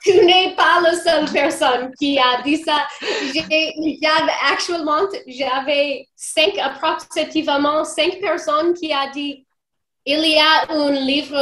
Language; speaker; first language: French; non-native, fluent; English